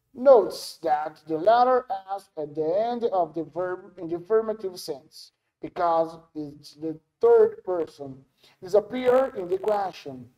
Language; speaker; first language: English; non-native, fluent; Portuguese